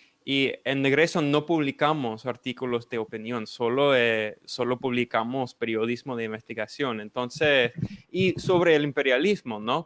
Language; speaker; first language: Spanish; non-native, fluent; English